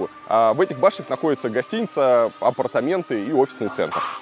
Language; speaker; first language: Russian; native; Russian